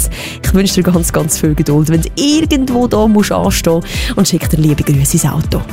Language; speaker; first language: German; native; German